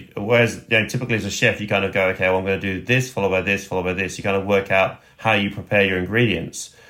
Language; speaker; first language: English; native; English